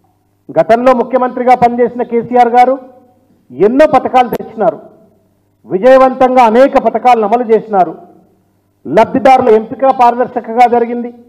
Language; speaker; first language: Telugu; native; Telugu